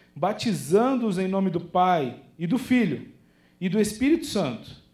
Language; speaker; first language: Portuguese; native; Portuguese